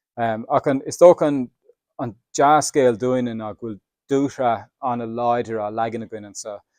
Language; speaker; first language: Irish; native; Irish